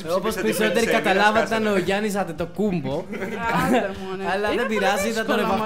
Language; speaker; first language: Greek; native; Greek